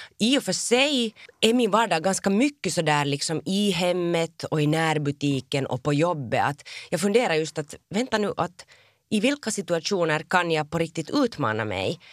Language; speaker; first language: Swedish; native; Swedish